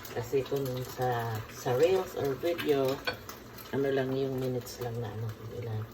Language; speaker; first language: Filipino; non-native, local second language; Bikol